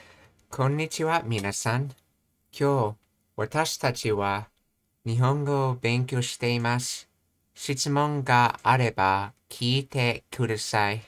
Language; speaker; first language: Japanese; non-native, learner; English